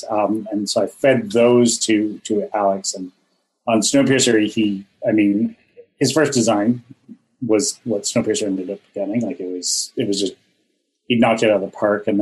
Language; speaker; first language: English; native; English